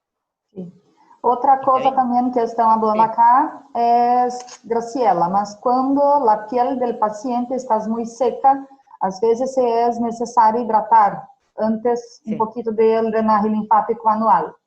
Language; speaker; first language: Spanish; non-native, fluent; Portuguese